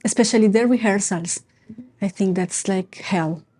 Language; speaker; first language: English; non-native, fluent; Spanish